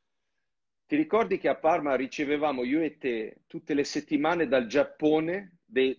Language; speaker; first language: Italian; non-native, fluent; French